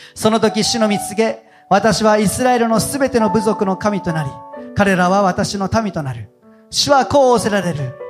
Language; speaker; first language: Japanese; non-native, fluent; Hebrew